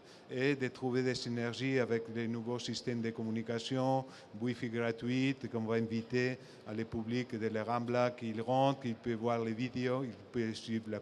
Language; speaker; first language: French; non-native, fluent; Spanish